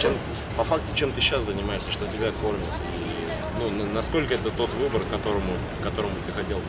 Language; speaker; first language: Russian; native; Russian